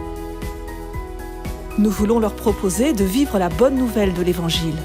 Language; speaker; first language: French; native; French